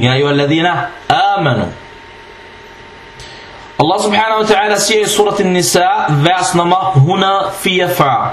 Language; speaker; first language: Danish; non-native, fluent; Arabic